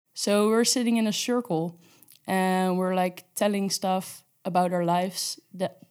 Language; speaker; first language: English; non-native, fluent; Dutch